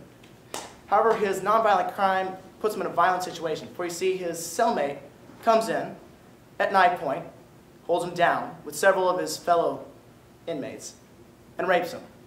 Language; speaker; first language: English; native; English